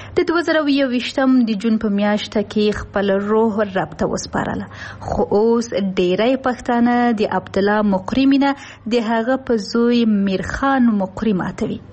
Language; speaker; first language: Pashto; native; Pashto